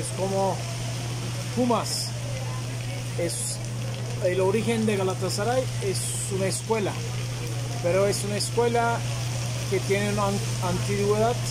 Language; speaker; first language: Spanish; non-native, fluent; Turkish